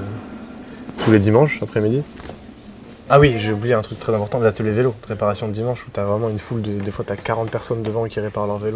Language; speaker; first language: French; native; French